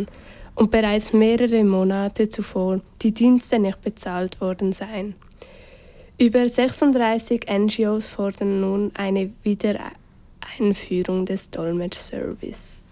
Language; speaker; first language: German; native; German